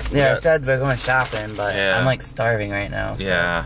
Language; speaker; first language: English; native; English